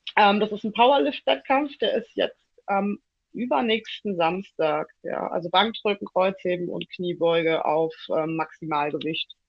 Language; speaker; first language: German; early bilingual, other home language; Italian